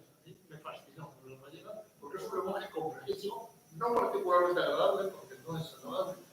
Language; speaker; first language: Spanish; native; Spanish